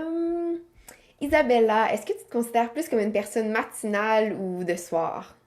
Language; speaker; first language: French; native; French